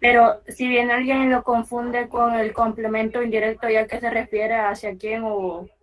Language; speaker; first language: Spanish; native; Spanish